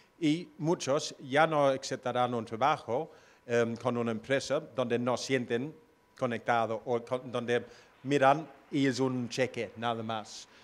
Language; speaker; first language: Spanish; non-native, fluent; English